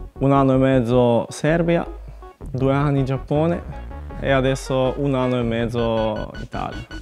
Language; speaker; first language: Italian; non-native, learner; Macedonian